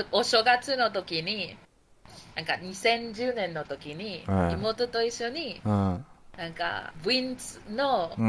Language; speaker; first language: Japanese; non-native, learner; Spanish